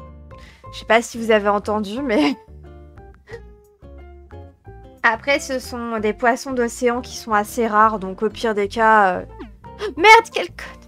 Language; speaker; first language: French; native; French